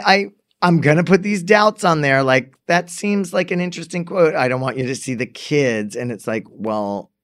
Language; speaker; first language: English; native; English